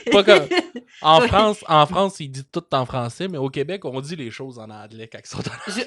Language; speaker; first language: French; native; French